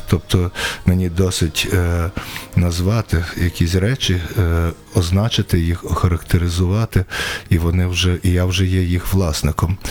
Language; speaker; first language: Ukrainian; native; Ukrainian